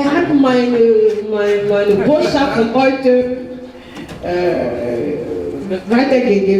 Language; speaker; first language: German; non-native, fluent; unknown